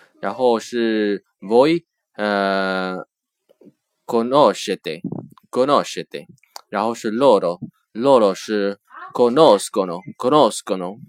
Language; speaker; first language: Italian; non-native, fluent; Chinese